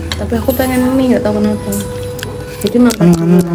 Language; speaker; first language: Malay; non-native, local second language; Javanese